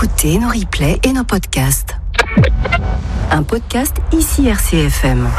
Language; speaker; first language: French; native; French